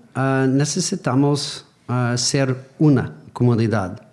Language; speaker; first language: Spanish; non-native, learner; English